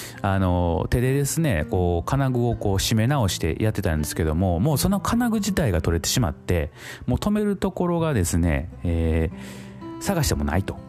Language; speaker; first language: Japanese; native; Japanese